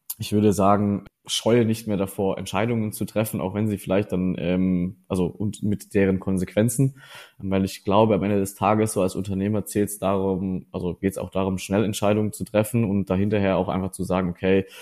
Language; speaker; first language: German; native; German